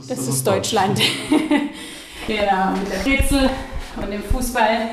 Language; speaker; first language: German; native; German